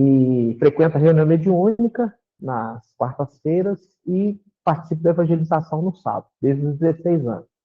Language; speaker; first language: Portuguese; native; Portuguese